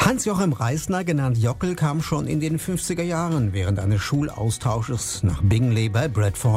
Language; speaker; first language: German; native; German